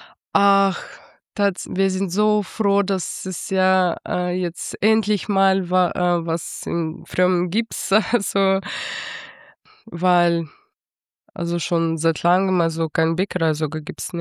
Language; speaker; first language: German; non-native, fluent; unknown